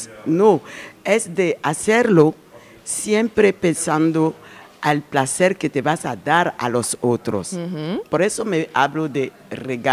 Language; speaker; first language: Spanish; non-native, learner; French